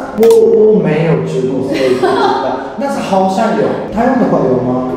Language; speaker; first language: Chinese; non-native, fluent; Japanese